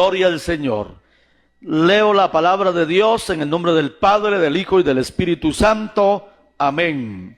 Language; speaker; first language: Spanish; native; Spanish